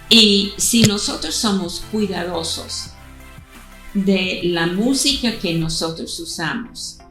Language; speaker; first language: Spanish; non-native, fluent; English